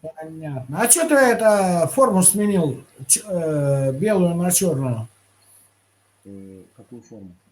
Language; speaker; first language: Russian; native; Russian